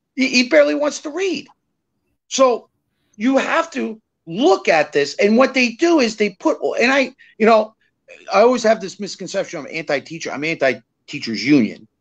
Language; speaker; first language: English; native; English